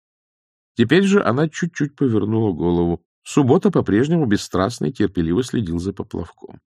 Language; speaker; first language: Russian; native; Russian